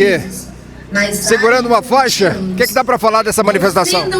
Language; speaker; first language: Portuguese; native; Portuguese